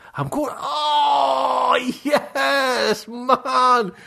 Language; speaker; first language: English; native; English